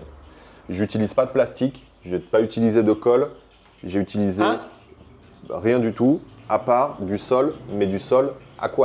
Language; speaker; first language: French; native; French